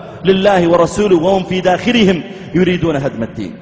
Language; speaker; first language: Arabic; native; Arabic